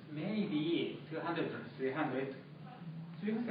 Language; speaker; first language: English; non-native, learner; Japanese